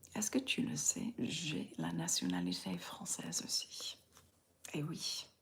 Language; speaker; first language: French; non-native, fluent; English